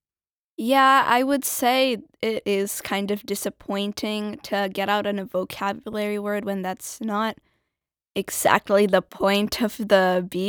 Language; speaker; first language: English; early bilingual, other home language; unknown